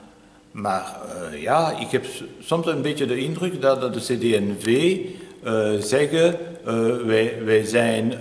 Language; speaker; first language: Dutch; non-native, local second language; French